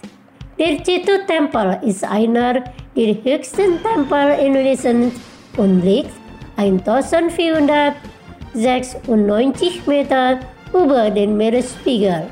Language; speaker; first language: German; non-native, fluent; Indonesian